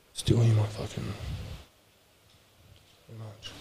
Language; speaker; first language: English; native; English